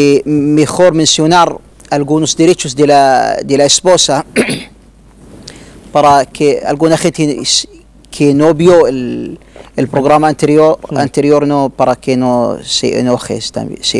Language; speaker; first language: Spanish; non-native, learner; Arabic